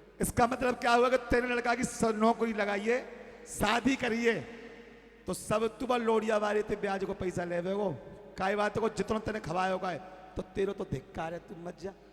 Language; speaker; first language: Hindi; native; Hindi